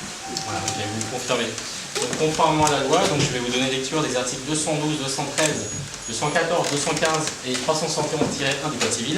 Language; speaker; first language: French; native; French